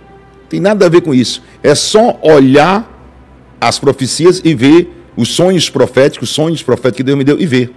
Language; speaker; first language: Portuguese; native; Portuguese